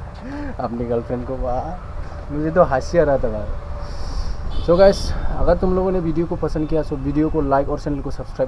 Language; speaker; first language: Hindi; non-native, local second language; Bodo